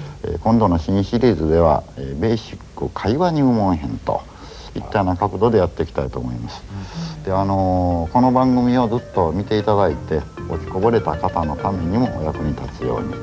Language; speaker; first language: Japanese; native; Japanese